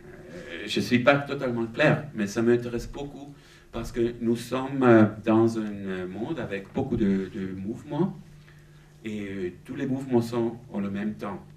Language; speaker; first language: French; non-native, fluent; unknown